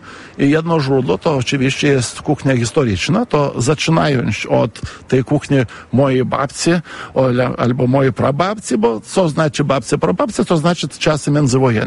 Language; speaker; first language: Polish; non-native, fluent; Lithuanian